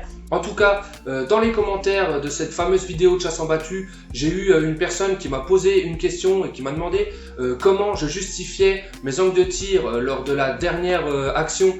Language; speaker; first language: French; native; French